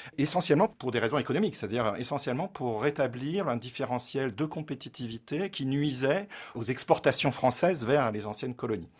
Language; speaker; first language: French; native; French